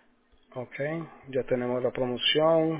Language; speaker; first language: Spanish; early bilingual, heritage; Spanish